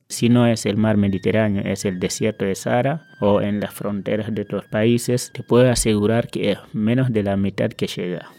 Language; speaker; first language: Spanish; non-native, fluent; Wolof